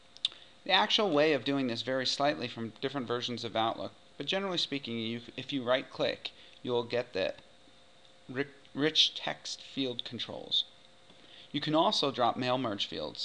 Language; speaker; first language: English; native; English